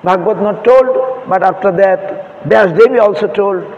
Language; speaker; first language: English; non-native, local second language; Bangla